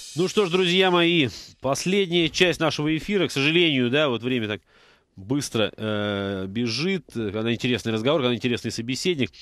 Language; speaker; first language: Russian; native; Russian